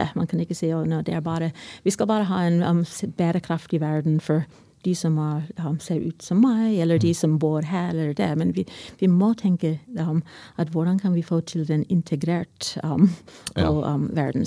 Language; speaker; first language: Norwegian; non-native, fluent; English